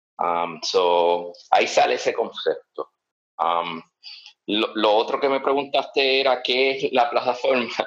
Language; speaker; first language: Spanish; early bilingual, heritage; Spanish